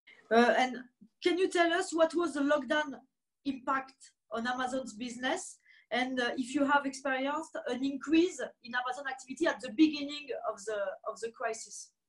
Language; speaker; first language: English; non-native, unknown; French